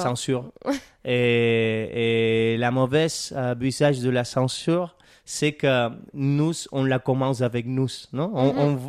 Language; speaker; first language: French; non-native, learner; Catalan